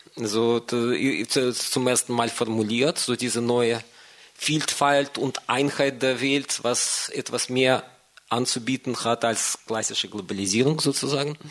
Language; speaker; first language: German; non-native, fluent; Russian